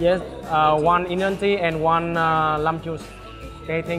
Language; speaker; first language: English; non-native, learner; Vietnamese